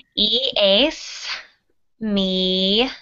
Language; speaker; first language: Spanish; non-native, learner; English